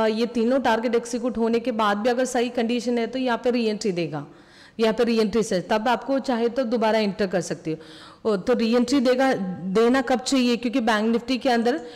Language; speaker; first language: Hindi; non-native, local second language; Malayalam